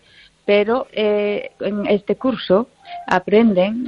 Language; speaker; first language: Spanish; non-native, learner; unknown